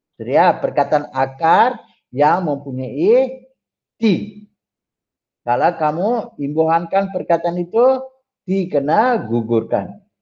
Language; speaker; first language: Malay; non-native, local second language; Tamil